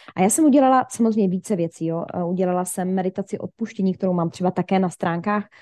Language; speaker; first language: Czech; native; Czech